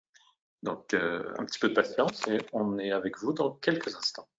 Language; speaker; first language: French; native; French